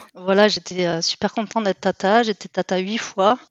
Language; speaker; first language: French; native; French